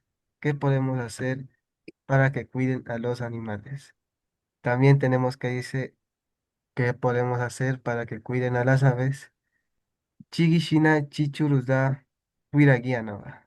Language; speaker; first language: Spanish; non-native, local second language; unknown